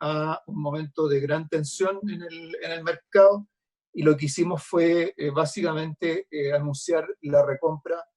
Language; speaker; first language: Spanish; native; Spanish